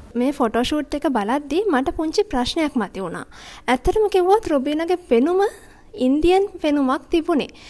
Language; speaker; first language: Sinhala; native; Sinhala